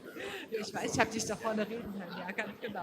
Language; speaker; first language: German; native; German